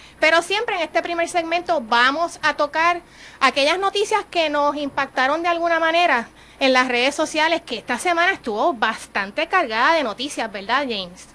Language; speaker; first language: Spanish; native; Spanish